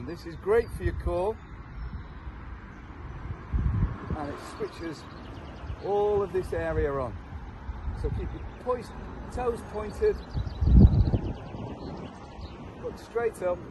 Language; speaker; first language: English; native; English